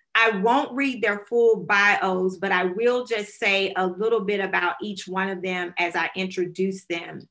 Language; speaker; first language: English; native; English